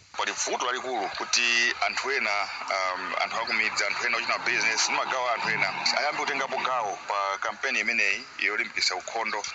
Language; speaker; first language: Nyanja; native; Nyanja